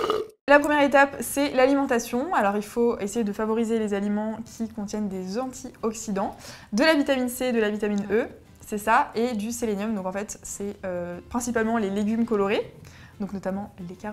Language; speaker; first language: French; native; French